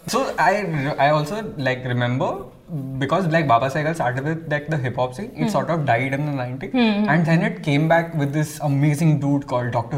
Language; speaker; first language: English; non-native, local second language; Hindi